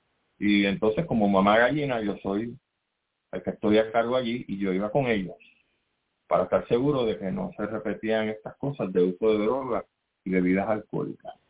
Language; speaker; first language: Spanish; native; Spanish